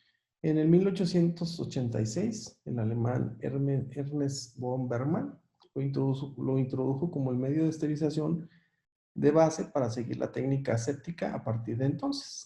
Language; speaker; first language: Spanish; native; Spanish